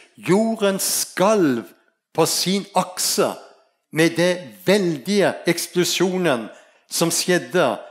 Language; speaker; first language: Norwegian; native; Norwegian